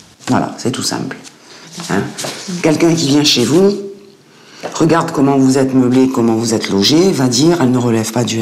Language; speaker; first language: French; native; French